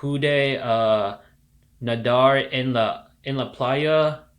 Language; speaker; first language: Spanish; non-native, learner; English